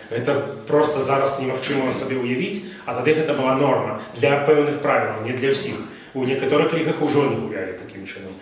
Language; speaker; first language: Belarusian; non-native, local second language; Russian